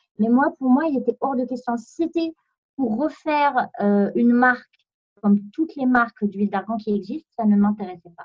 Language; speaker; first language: French; non-native, local second language; Arabic